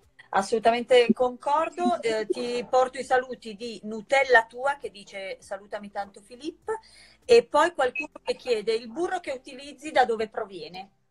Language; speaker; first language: Italian; native; Italian